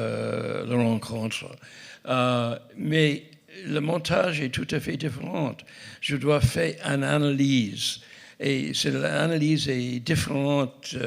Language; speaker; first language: French; non-native, fluent; English